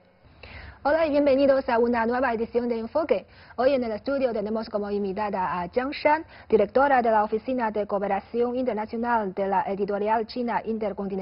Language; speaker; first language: Spanish; non-native, fluent; Chinese